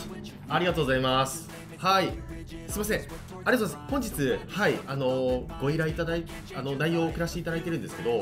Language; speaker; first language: Japanese; native; Japanese